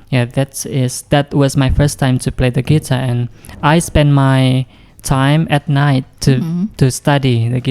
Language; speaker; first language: English; non-native, fluent; Indonesian